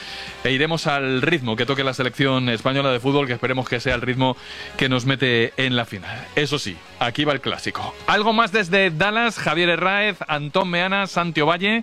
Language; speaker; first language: Spanish; native; Spanish